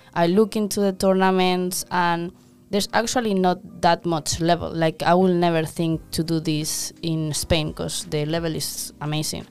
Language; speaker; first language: English; non-native, fluent; Spanish